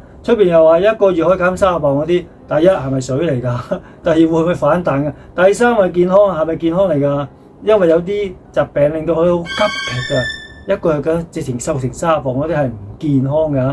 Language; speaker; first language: Cantonese; native; Cantonese